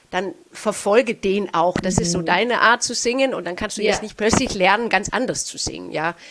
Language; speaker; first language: German; non-native, fluent; Danish